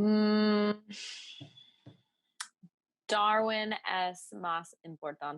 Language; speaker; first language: Spanish; non-native, learner; English